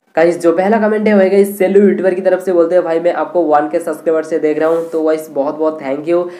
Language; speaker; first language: Hindi; non-native, local second language; Bangla